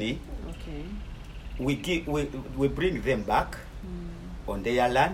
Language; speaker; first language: English; non-native, local second language; Ganda